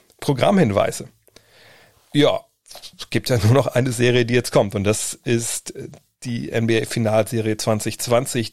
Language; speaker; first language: German; native; German